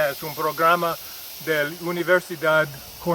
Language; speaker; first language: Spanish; non-native, learner; English